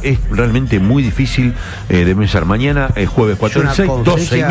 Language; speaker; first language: Spanish; native; Spanish